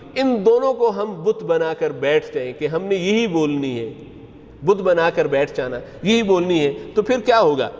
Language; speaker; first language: Urdu; native; Urdu